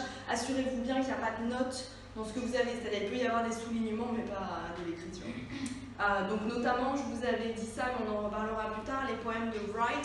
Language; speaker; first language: French; native; French